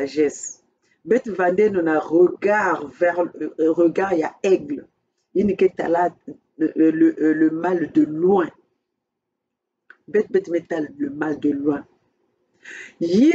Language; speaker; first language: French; non-native, local second language; Kongo